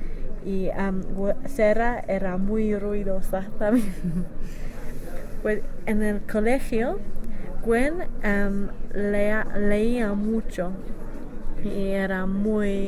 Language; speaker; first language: Spanish; non-native, learner; English